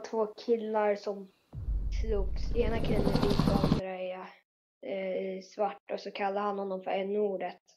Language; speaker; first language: Swedish; early bilingual, other home language; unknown